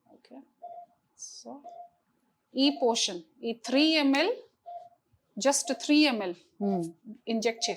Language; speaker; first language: Telugu; non-native, fluent; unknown